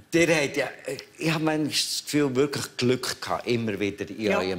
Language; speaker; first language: German; native; German